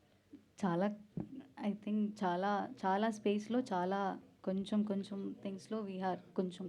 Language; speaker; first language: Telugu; non-native, learner; Malayalam